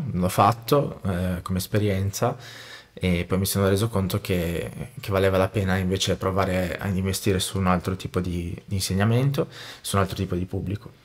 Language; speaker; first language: Italian; non-native, fluent; Portuguese